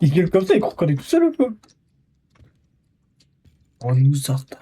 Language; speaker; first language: French; native; French